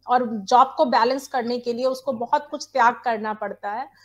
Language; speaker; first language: Hindi; native; Hindi